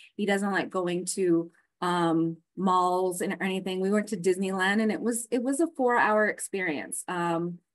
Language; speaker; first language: English; native; English